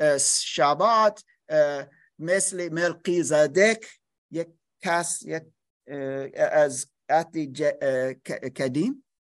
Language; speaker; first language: Persian; non-native, learner; English